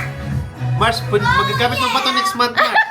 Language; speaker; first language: Filipino; native; Filipino